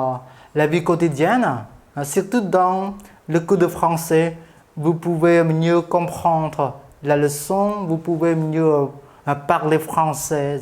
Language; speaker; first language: French; non-native, fluent; Khmer